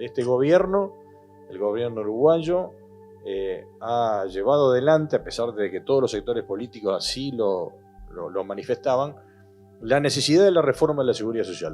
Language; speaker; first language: Spanish; native; Spanish